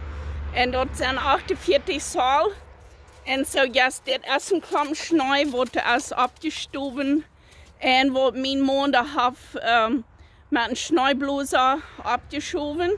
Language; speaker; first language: German; early bilingual, heritage; German